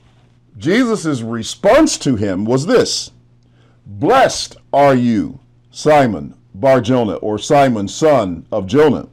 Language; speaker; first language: English; native; English